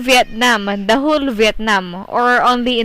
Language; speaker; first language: English; non-native, local second language; Filipino